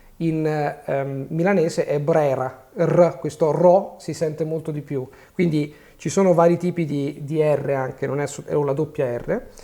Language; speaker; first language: Italian; native; Italian